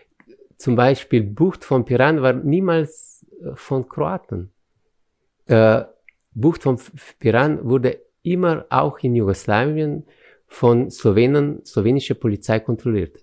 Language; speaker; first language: German; non-native, fluent; Slovenian